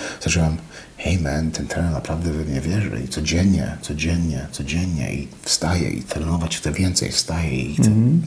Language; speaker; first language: Polish; non-native, fluent; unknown